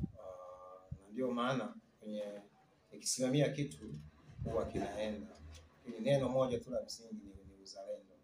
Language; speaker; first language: Swahili; non-native, local second language; Sukuma